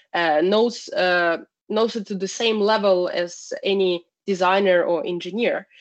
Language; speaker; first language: English; non-native, fluent; Russian